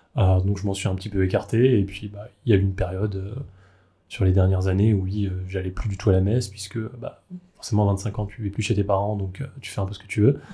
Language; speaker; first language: French; native; French